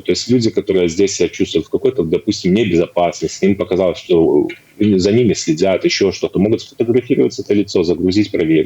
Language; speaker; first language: Russian; native; Russian